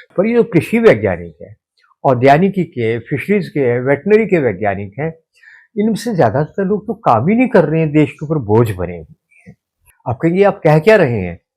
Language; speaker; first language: Hindi; native; Hindi